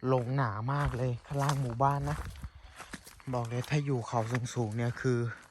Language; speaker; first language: Thai; non-native, local second language; S'gaw Karen